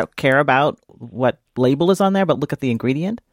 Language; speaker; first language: English; native; English